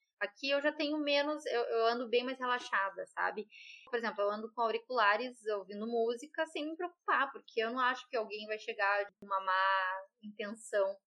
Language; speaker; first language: Portuguese; native; Portuguese